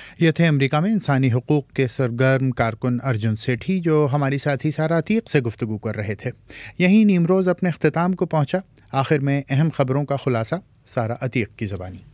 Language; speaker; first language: Urdu; native; Urdu